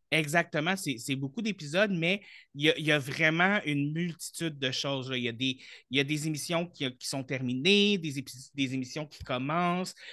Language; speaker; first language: French; native; French